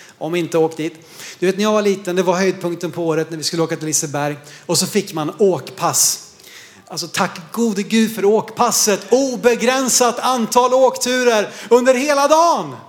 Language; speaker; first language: Swedish; native; Swedish